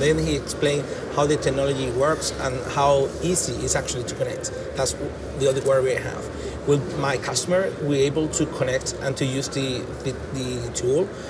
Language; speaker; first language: English; non-native, fluent; Spanish